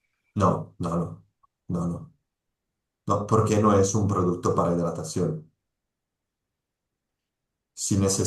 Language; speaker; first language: Spanish; non-native, fluent; Italian